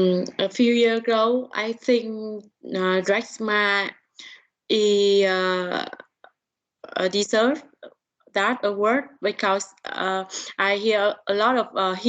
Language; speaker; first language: English; non-native, learner; Vietnamese